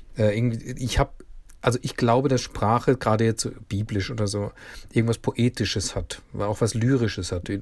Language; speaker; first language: German; native; German